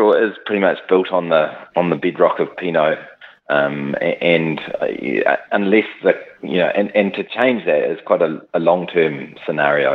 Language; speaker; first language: English; native; English